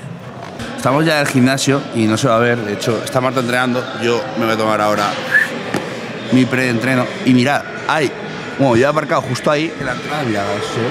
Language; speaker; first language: Spanish; native; Spanish